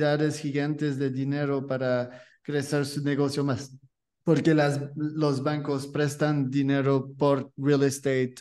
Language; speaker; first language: Spanish; non-native, learner; French